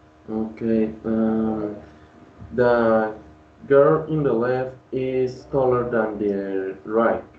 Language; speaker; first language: English; non-native, learner; Spanish